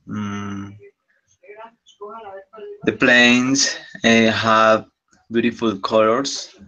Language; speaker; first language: English; non-native, learner; Spanish